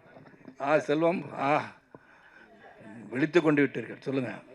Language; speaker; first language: Tamil; native; Tamil